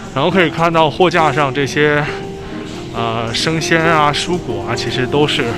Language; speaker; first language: Chinese; native; Chinese